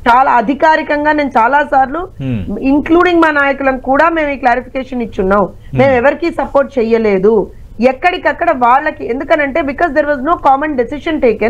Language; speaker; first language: Telugu; native; Telugu